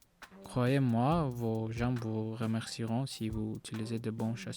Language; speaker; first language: French; non-native, learner; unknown